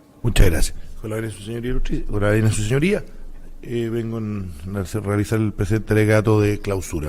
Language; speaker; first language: Spanish; native; Spanish